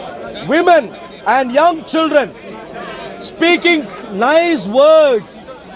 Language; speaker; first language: English; non-native, fluent; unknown